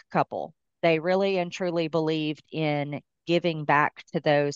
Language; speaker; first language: English; native; English